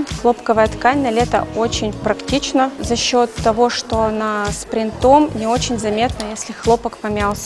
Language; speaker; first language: Russian; native; Russian